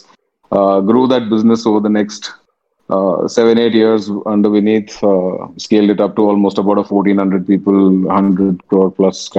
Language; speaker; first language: English; non-native, local second language; Tamil